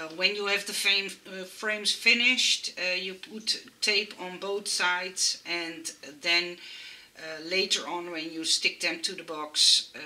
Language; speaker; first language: English; non-native, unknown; Dutch